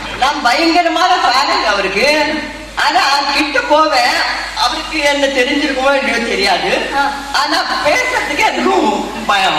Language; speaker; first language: Tamil; non-native, local second language; Telugu